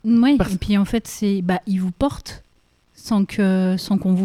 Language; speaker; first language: French; native; French